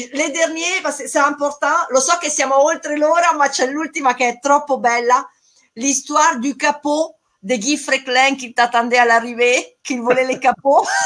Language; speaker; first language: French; non-native, fluent; Italian